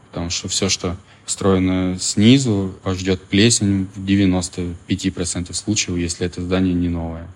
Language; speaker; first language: Russian; native; Russian